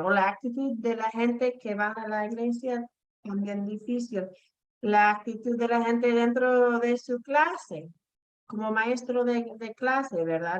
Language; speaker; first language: Spanish; non-native, fluent; English